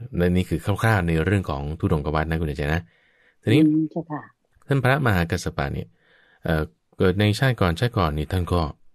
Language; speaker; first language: Thai; native; Thai